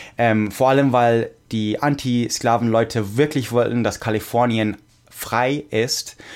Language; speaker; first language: German; non-native, fluent; English